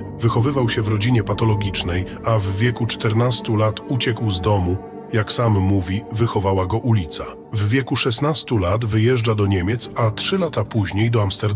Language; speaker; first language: Polish; native; Polish